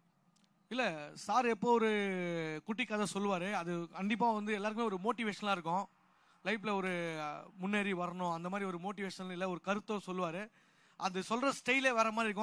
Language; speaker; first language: Tamil; native; Tamil